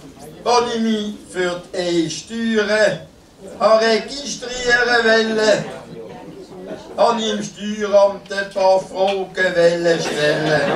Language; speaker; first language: German; native; German